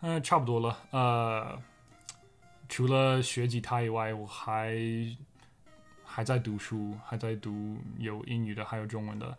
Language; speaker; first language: Chinese; non-native, fluent; English